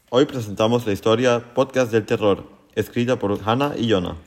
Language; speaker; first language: Spanish; non-native, learner; German